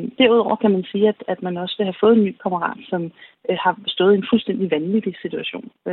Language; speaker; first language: Danish; native; Danish